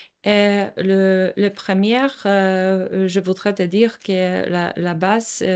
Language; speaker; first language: French; non-native, learner; Polish